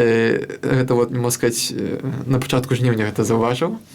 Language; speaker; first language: Belarusian; non-native, local second language; Russian